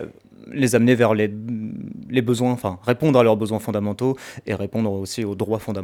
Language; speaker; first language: French; native; French